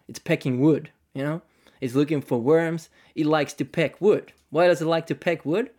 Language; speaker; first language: English; non-native, fluent; Finnish